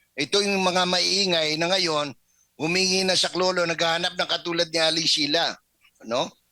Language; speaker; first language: Filipino; native; Filipino